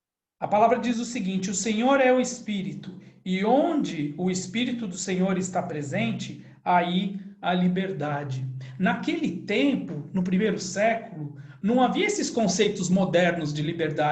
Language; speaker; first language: Portuguese; native; Portuguese